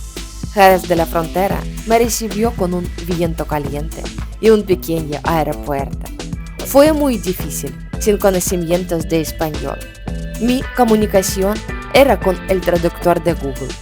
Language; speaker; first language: Spanish; non-native, learner; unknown